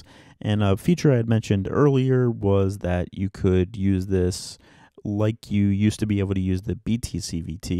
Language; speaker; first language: English; native; English